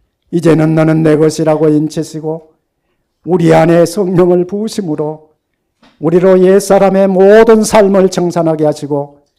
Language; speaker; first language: Korean; native; Korean